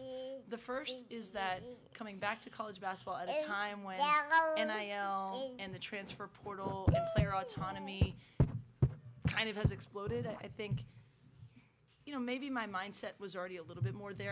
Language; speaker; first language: English; native; English